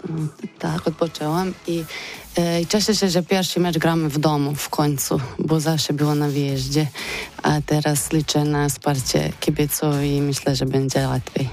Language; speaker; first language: Polish; non-native, fluent; Serbian